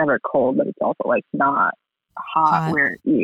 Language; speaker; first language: English; non-native, local second language; Filipino